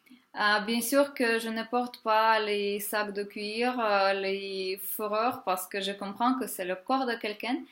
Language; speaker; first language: French; non-native, fluent; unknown